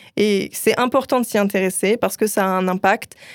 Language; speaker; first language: French; native; French